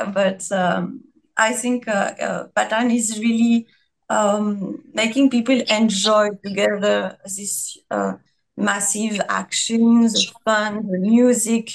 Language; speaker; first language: English; non-native, fluent; French